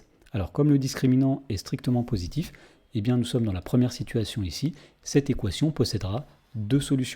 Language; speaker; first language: French; native; French